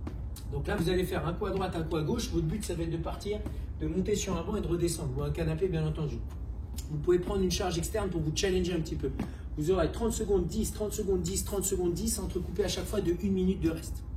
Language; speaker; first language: French; native; French